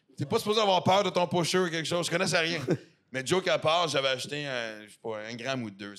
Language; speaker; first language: French; native; French